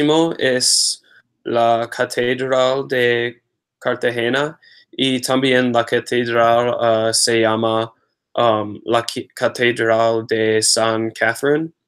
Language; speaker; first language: Spanish; non-native, learner; English